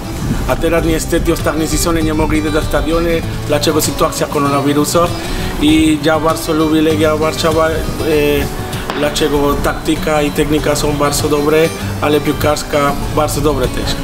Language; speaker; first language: Polish; non-native, learner; Spanish